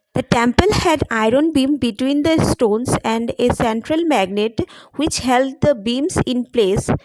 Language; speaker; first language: English; non-native, local second language; Bangla